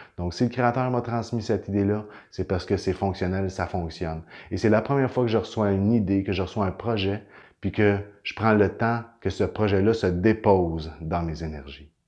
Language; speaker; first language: French; native; French